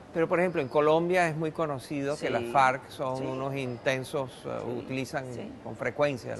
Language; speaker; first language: Spanish; native; Spanish